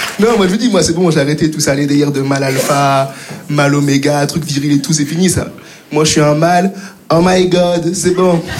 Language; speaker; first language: French; native; French